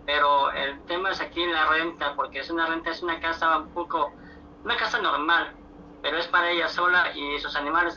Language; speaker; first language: Spanish; native; Spanish